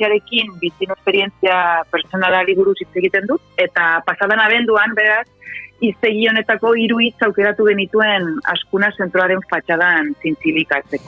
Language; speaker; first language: Basque; non-native, local second language; Spanish